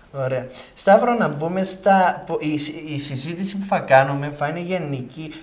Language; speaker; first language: Greek; native; Greek